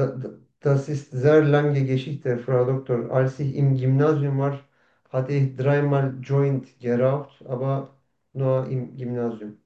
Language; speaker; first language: German; non-native, learner; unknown